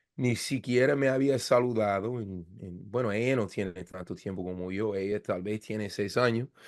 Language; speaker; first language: Spanish; non-native, fluent; English